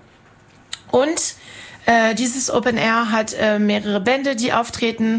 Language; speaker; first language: German; non-native, fluent; French